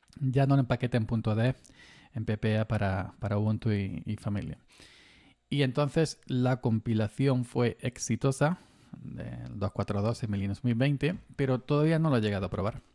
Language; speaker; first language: Spanish; native; Spanish